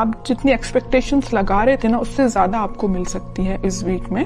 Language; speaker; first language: Hindi; native; Hindi